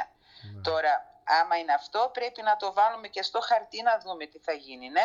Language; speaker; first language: Greek; early bilingual, heritage; Greek